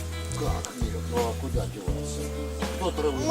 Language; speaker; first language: Russian; native; Russian